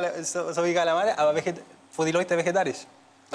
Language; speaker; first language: German; non-native, learner; Spanish